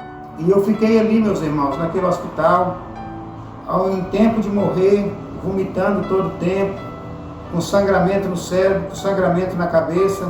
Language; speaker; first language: Portuguese; native; Portuguese